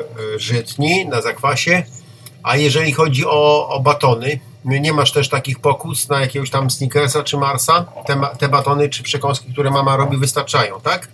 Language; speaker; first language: Polish; native; Polish